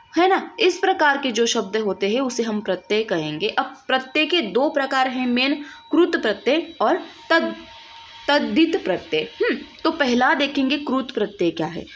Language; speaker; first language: Hindi; non-native, local second language; Marathi